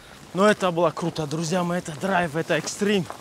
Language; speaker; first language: Russian; non-native, local second language; Tajik